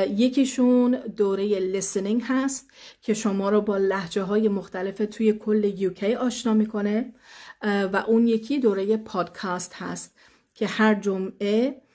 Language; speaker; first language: Persian; early bilingual, heritage; Persian